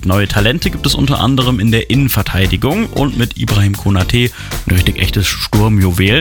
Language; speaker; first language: German; native; German